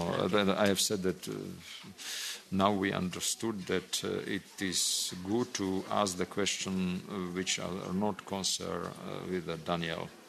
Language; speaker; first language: English; non-native, fluent; Slovak